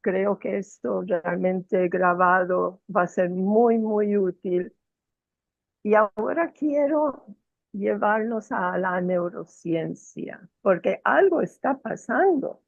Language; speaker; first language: Spanish; non-native, fluent; English